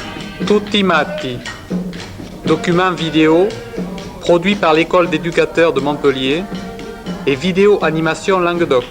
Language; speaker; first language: French; native; French